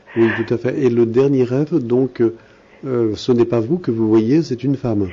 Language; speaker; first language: French; native; French